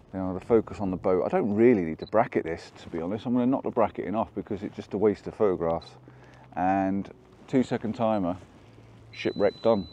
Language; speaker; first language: English; native; English